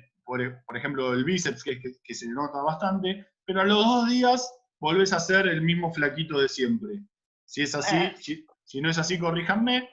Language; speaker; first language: Spanish; native; Spanish